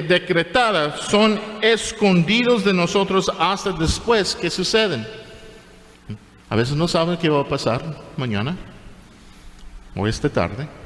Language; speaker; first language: Spanish; non-native, fluent; English